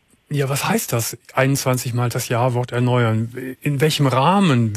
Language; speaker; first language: German; native; German